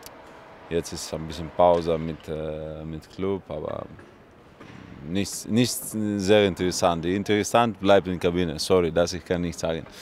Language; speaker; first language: German; non-native, learner; Russian